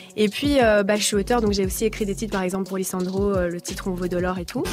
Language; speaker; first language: French; native; French